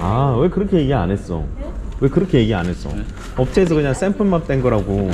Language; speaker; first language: Korean; native; Korean